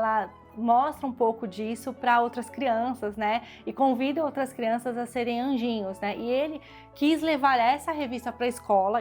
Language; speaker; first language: Portuguese; native; Portuguese